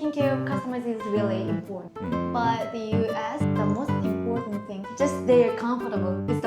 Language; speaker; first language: English; non-native, fluent; Japanese